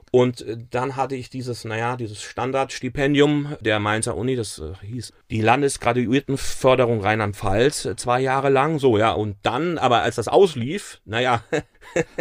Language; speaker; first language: German; native; German